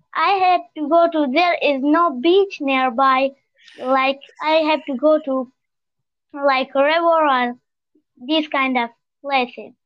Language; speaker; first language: English; non-native, local second language; Pashto